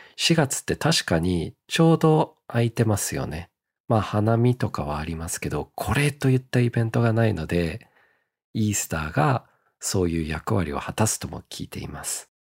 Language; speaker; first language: Japanese; early bilingual, heritage; Japanese